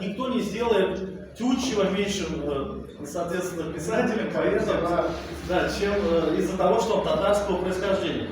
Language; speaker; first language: Russian; native; Russian